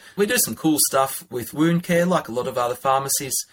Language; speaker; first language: English; native; English